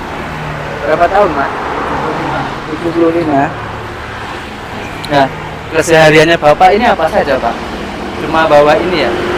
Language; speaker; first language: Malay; non-native, local second language; Javanese